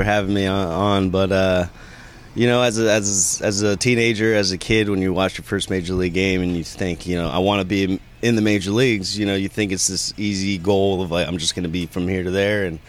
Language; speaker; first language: English; early bilingual, other home language; Spanish